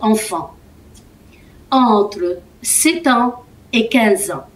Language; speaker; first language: French; non-native, fluent; Arabic